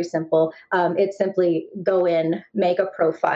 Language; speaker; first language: English; native; English